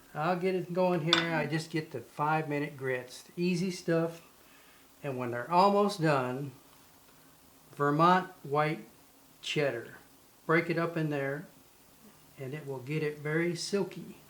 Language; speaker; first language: English; native; English